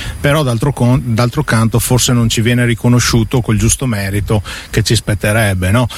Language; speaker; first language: Italian; native; Italian